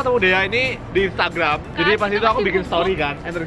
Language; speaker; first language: Indonesian; native; Indonesian